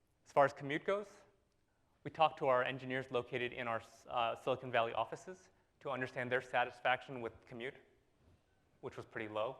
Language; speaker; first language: English; native; English